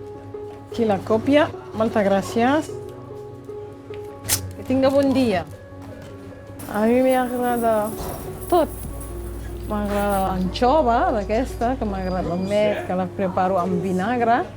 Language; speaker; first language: Catalan; non-native, local second language; Fula